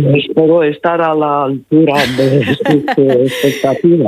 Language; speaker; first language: Spanish; non-native, learner; Italian